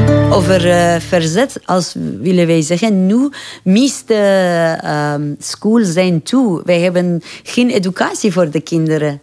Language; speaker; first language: Dutch; non-native, fluent; Persian